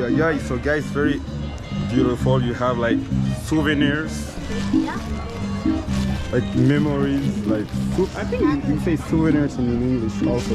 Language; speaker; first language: English; non-native, fluent; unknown